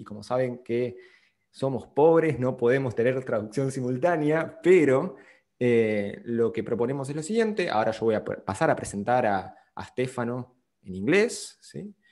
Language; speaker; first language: Spanish; native; Spanish